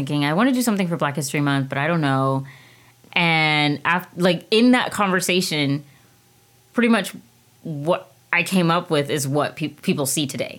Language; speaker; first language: English; native; English